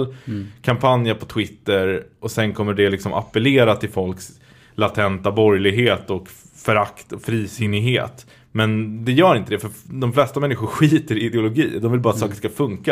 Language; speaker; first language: Swedish; native; Swedish